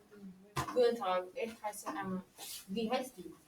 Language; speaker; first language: German; non-native, learner; English